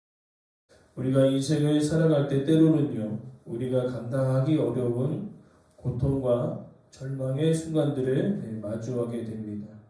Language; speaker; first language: Korean; native; Korean